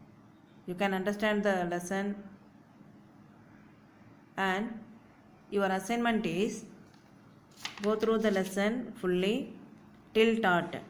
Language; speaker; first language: English; non-native, local second language; Tamil